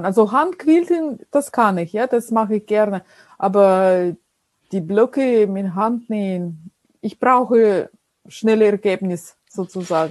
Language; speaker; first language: German; non-native, fluent; Russian